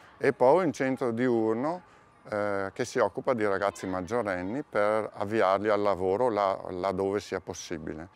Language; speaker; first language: Italian; native; Italian